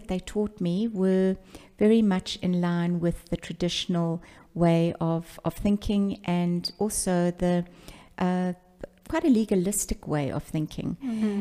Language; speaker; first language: English; native; English